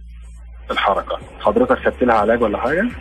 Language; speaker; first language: Arabic; native; Arabic